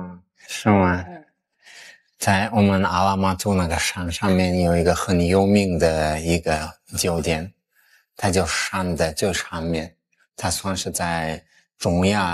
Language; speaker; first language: Chinese; non-native, fluent; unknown